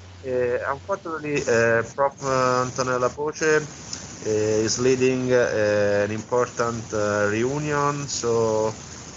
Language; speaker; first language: English; non-native, fluent; Italian